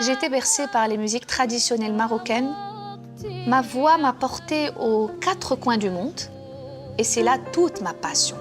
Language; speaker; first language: French; non-native, local second language; Arabic